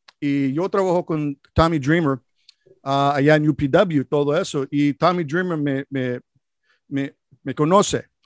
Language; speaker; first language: Spanish; non-native, learner; English